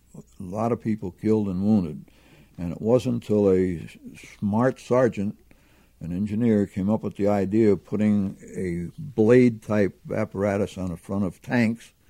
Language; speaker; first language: English; native; English